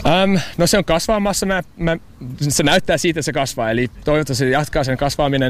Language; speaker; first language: Finnish; early bilingual, heritage; English